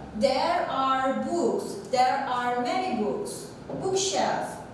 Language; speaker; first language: English; non-native, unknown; Turkish